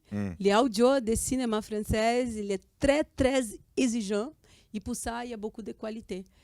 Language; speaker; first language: French; non-native, fluent; Portuguese